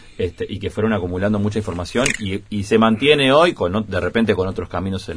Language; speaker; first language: Spanish; native; Spanish